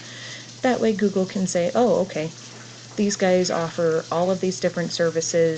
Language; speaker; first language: English; native; English